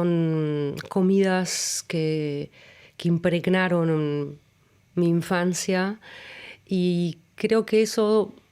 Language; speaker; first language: Spanish; early bilingual, other home language; German